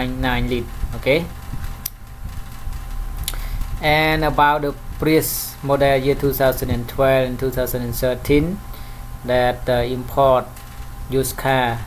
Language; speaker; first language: English; non-native, learner; Khmer